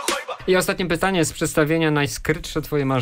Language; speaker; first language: Polish; native; Polish